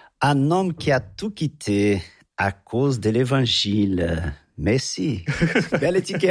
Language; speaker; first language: French; non-native, fluent; Portuguese